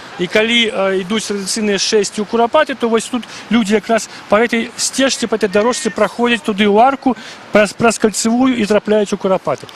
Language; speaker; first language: Belarusian; non-native, local second language; Russian